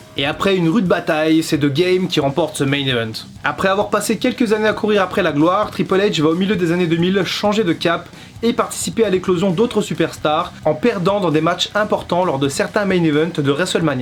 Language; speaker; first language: French; native; French